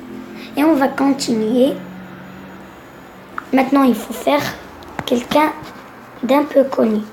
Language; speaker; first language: French; non-native, local second language; Arabic